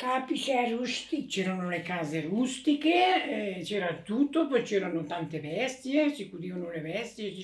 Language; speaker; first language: Italian; non-native, local second language; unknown